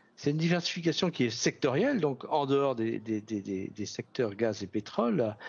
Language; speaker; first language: French; native; French